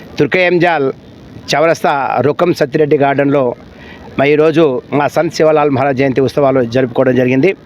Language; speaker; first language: Telugu; non-native, local second language; Lambadi